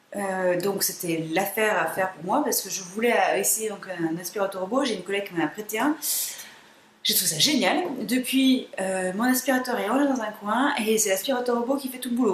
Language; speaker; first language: French; native; French